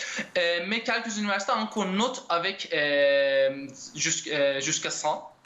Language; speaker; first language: French; non-native, fluent; Turkish